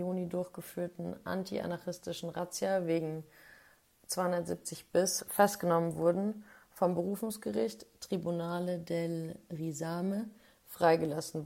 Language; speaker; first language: German; native; German